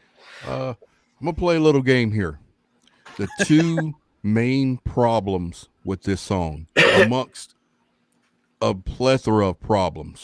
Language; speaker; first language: English; native; English